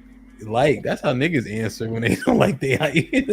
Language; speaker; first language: English; native; English